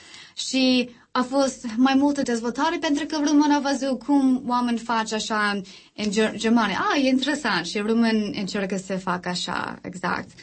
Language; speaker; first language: Romanian; non-native, learner; English